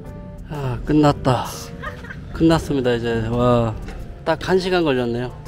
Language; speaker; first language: Korean; native; Korean